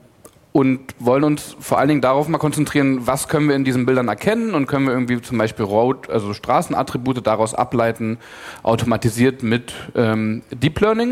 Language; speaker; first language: German; native; German